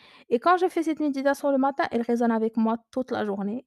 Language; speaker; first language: French; non-native, local second language; Arabic